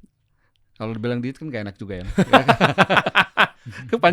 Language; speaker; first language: Indonesian; native; Indonesian